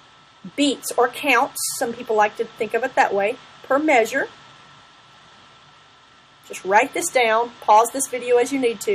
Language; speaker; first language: English; native; English